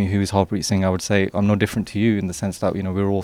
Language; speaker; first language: English; native; English